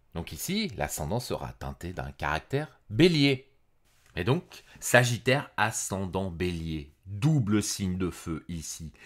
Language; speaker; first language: French; native; French